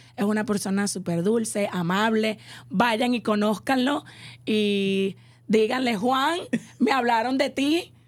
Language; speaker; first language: Spanish; native; Spanish